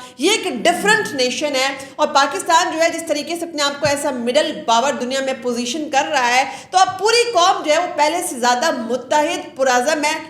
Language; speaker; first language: Urdu; native; Urdu